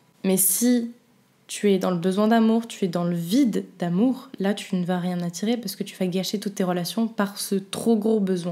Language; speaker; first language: French; native; French